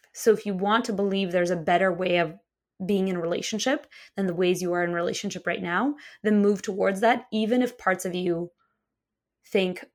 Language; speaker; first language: English; early bilingual, other home language; Russian